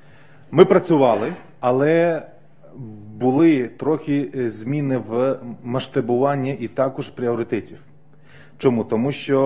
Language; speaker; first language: Ukrainian; non-native, fluent; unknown